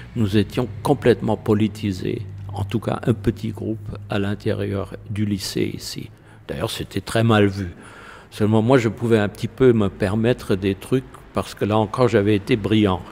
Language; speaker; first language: French; non-native, fluent; German